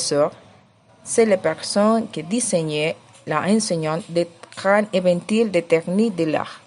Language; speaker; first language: French; non-native, learner; Spanish